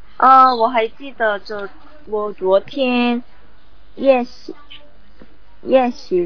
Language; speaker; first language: Chinese; non-native, learner; Korean